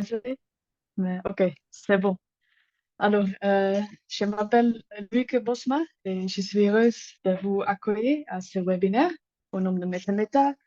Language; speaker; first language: French; non-native, learner; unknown